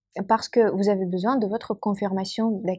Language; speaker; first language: French; non-native, fluent; Russian